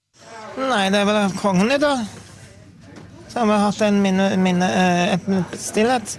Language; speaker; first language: Norwegian; native; Norwegian